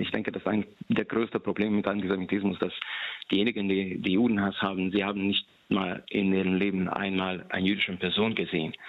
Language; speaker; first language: German; non-native, fluent; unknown